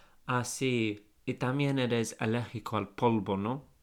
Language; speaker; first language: Spanish; non-native, fluent; English